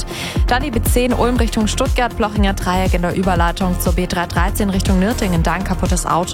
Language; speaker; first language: German; native; German